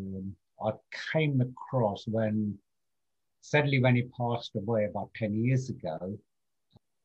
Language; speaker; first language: English; non-native, local second language; Gujarati